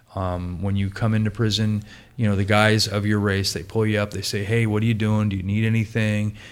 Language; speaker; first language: English; native; English